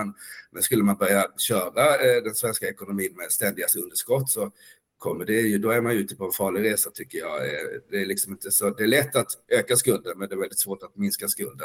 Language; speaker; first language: Swedish; native; Swedish